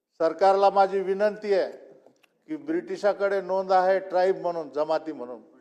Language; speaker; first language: Marathi; non-native, local second language; Lambadi